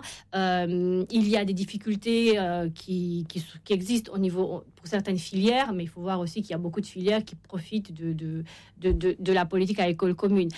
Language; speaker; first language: French; non-native, fluent; Romanian